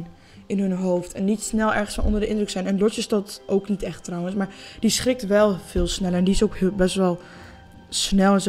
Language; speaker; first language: Dutch; native; Dutch